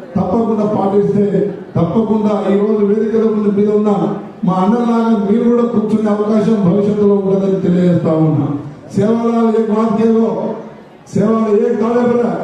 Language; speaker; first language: Telugu; non-native, local second language; Lambadi